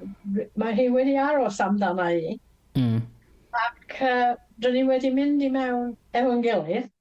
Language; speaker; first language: Welsh; non-native, fluent; English